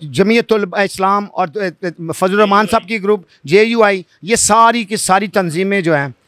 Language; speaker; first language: Urdu; non-native, local second language; Punjabi